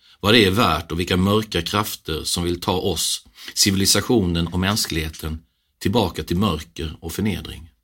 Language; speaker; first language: Swedish; native; Swedish